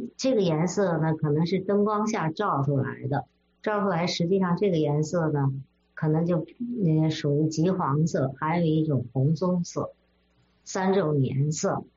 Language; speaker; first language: Chinese; native; Chinese